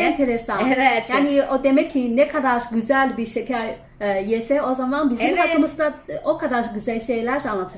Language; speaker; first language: Turkish; non-native, fluent; Chinese